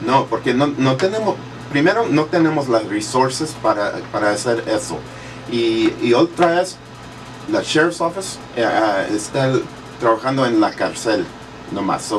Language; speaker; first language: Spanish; early bilingual, heritage; English